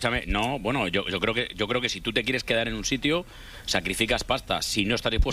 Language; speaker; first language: Spanish; native; Spanish